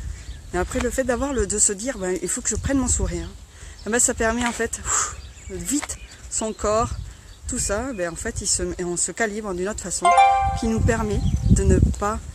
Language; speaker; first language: French; native; French